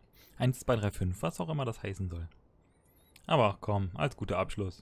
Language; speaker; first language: German; native; German